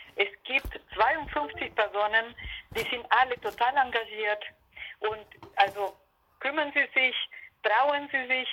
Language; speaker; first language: German; non-native, fluent; Spanish